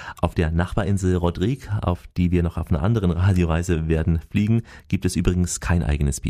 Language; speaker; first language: German; native; German